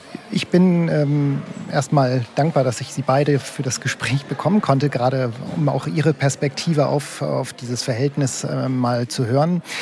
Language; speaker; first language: German; native; German